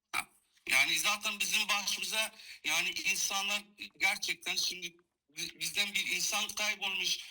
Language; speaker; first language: Turkish; non-native, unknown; Kurdish